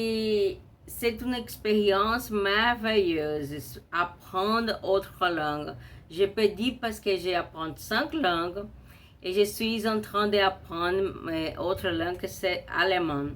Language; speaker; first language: French; non-native, learner; Portuguese